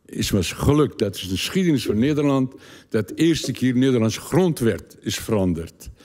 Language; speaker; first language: Dutch; non-native, learner; Turkish